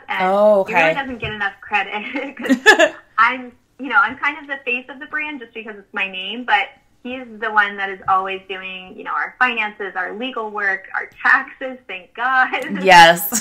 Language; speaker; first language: English; native; English